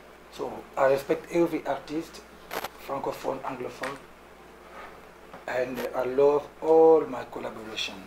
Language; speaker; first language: English; non-native, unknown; Lingala